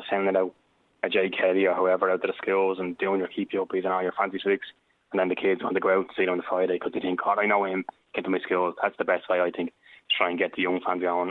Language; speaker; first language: English; native; English